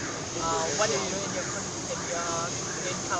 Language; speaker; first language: English; non-native, learner; Vietnamese